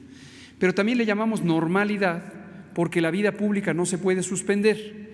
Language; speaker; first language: Spanish; native; Spanish